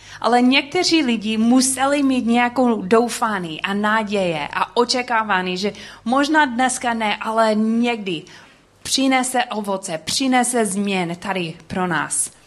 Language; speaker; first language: Czech; non-native, learner; English